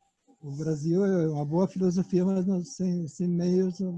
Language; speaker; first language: Portuguese; non-native, fluent; Italian